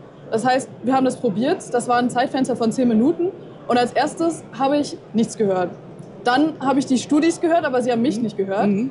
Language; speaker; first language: German; native; German